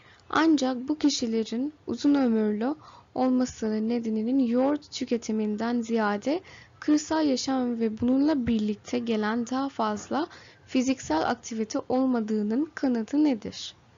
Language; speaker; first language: Turkish; non-native, learner; Bangla